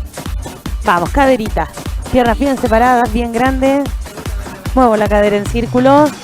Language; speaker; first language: Spanish; native; Spanish